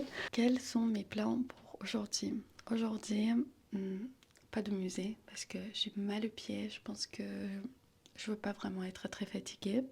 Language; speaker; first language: French; non-native, fluent; Armenian